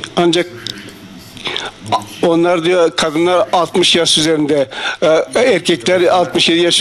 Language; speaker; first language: Turkish; non-native, fluent; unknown